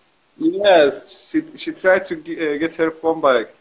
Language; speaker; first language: English; non-native, learner; Kurdish